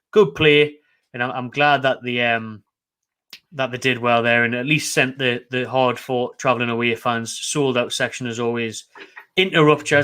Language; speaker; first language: English; native; English